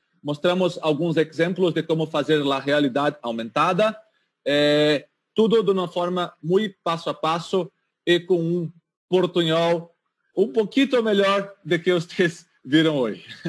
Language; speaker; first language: Portuguese; native; Portuguese